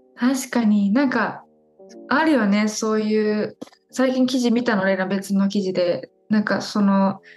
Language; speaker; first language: Japanese; native; Japanese